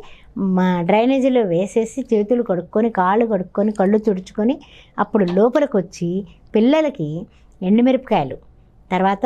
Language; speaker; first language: Telugu; native; Telugu